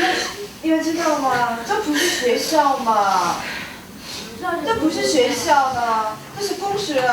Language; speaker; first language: Chinese; non-native, learner; Korean